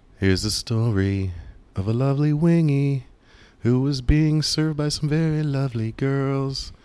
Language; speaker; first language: English; native; English